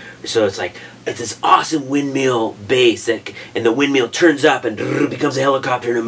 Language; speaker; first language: English; native; English